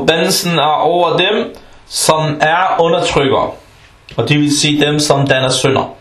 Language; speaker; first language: Danish; early bilingual, other home language; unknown